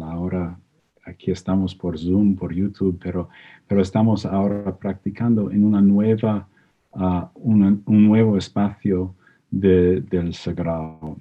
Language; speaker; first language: Spanish; non-native, fluent; English